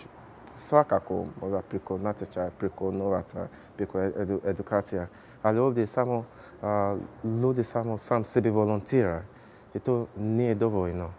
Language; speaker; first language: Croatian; non-native, learner; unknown